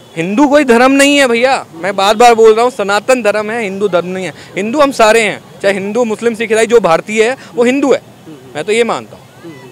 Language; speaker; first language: Hindi; native; Hindi